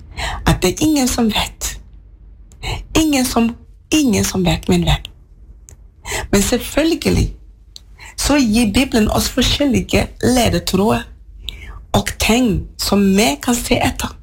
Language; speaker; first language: Norwegian; non-native, fluent; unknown